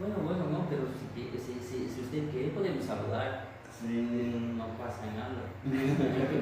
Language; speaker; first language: Spanish; non-native, fluent; Portuguese